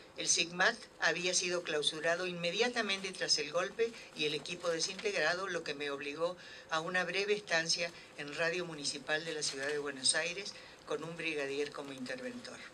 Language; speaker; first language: Spanish; native; Spanish